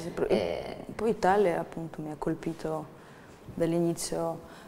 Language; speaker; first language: Italian; non-native, fluent; Ukrainian